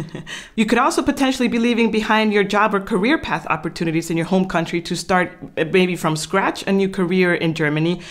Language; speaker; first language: English; non-native, fluent; Spanish